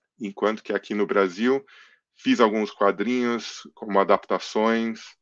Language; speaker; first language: Portuguese; early bilingual, other home language; English